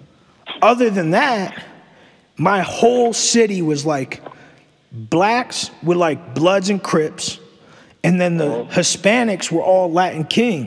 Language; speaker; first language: English; native; English